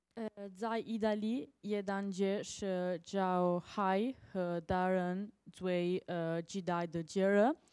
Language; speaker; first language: Chinese; non-native, learner; Italian